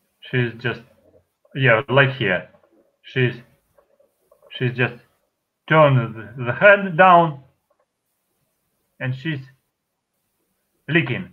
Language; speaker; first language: English; non-native, fluent; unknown